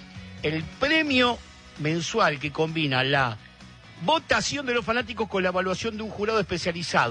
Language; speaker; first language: Spanish; native; Spanish